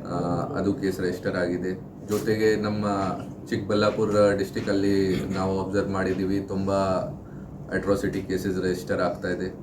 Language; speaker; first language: Kannada; non-native, fluent; Hindi